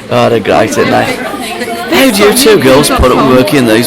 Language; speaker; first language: English; native; English